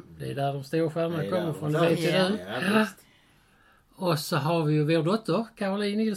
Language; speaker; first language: Swedish; native; Swedish